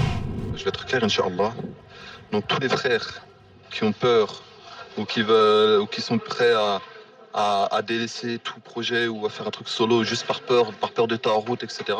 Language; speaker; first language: French; native; French